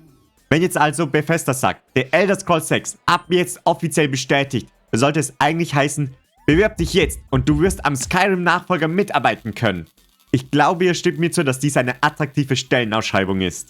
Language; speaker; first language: German; native; German